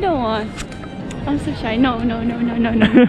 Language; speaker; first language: English; non-native, learner; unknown